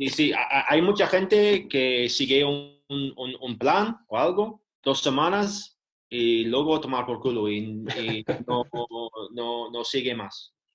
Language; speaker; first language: Spanish; non-native, learner; English